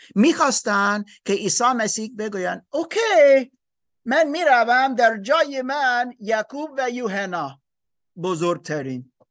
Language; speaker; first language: Persian; non-native, learner; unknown